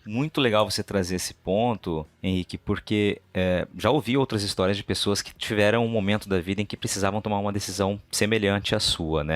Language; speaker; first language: Portuguese; native; Portuguese